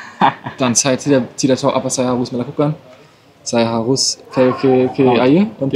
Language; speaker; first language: Indonesian; non-native, learner; German